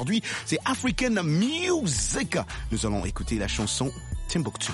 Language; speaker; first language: French; non-native, local second language; Luba-Lulua